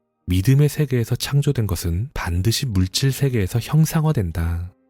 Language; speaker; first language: Korean; native; Korean